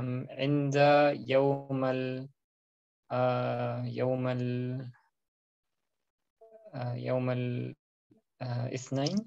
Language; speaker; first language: Arabic; non-native, learner; German